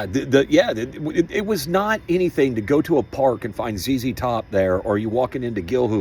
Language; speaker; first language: English; native; English